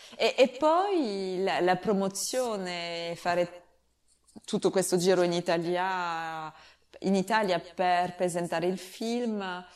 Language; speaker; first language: Italian; non-native, fluent; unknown